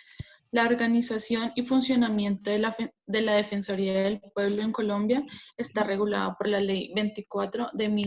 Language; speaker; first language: Spanish; native; Spanish